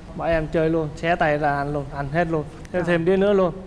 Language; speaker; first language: Vietnamese; non-native, fluent; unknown